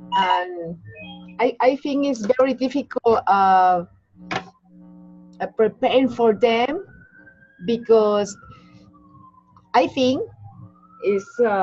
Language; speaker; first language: English; non-native, learner; Spanish